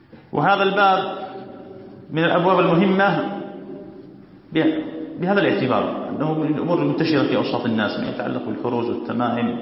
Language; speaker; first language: Arabic; native; Arabic